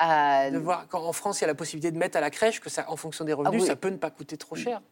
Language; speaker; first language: French; native; French